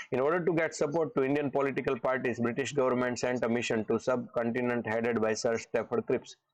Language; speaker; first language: English; non-native, local second language; Gujarati